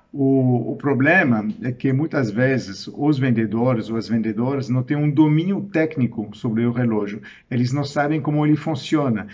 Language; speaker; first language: Portuguese; non-native, fluent; French